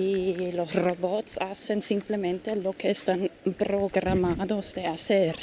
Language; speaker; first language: Spanish; non-native, fluent; German